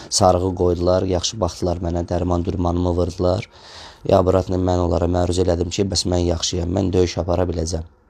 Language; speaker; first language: Azerbaijani; non-native, local second language; Russian